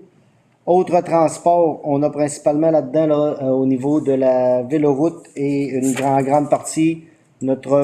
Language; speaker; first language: French; native; French